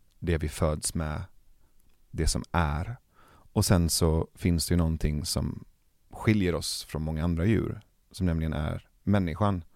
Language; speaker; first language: Swedish; early bilingual, other home language; Persian